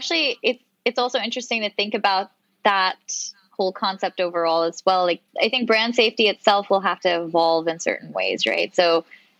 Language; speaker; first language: English; non-native, local second language; Urdu